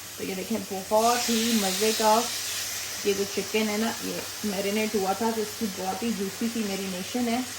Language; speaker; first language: Hindi; native; Hindi